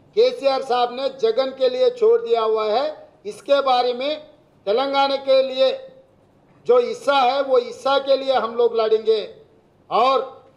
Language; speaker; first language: Hindi; non-native, local second language; Telugu